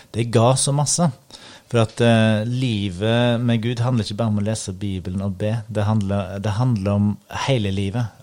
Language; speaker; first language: Norwegian; native; Norwegian